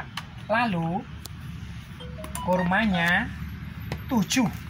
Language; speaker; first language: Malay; non-native, local second language; Javanese